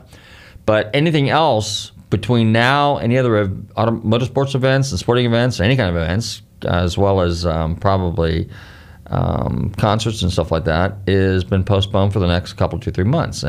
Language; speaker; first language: English; native; English